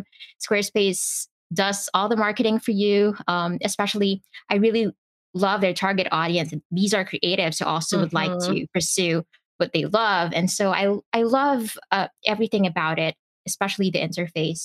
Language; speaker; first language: English; non-native, local second language; Filipino